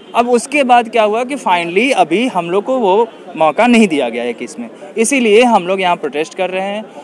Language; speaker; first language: Hindi; native; Hindi